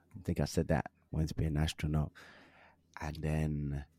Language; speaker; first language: English; native; English